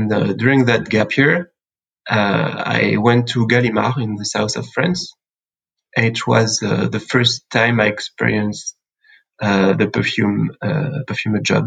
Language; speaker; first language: English; non-native, fluent; French